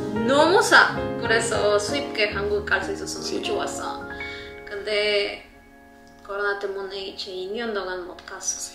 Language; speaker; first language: Korean; non-native, learner; Spanish